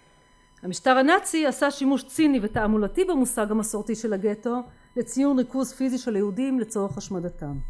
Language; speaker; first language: Hebrew; native; Hebrew